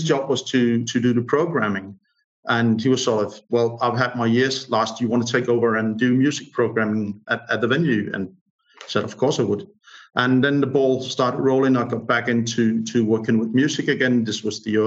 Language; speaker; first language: English; non-native, fluent; Danish